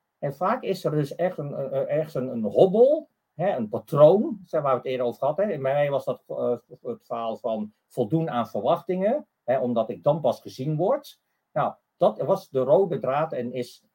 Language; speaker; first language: Dutch; early bilingual, other home language; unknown